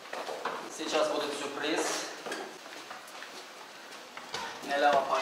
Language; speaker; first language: Russian; non-native, learner; Turkish